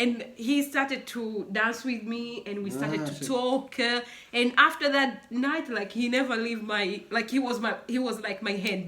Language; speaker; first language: English; non-native, local second language; Swahili